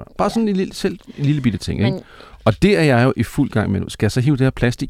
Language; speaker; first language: Danish; native; Danish